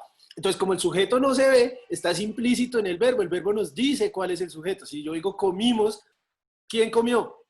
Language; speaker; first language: Spanish; native; Spanish